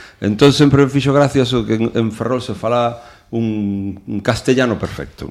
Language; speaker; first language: Galician; non-native, local second language; Spanish